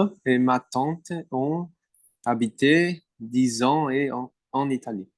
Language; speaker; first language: French; non-native, learner; Portuguese